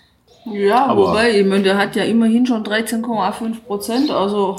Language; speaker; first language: German; native; German